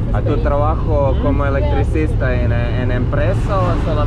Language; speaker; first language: Spanish; non-native, learner; Croatian